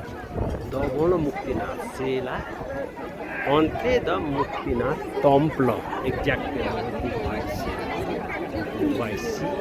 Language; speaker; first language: French; non-native, learner; Nepali